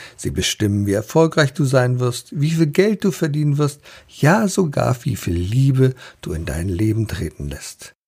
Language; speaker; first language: German; native; German